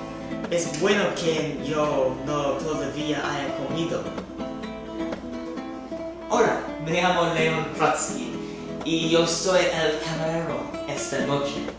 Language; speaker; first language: Spanish; non-native, learner; English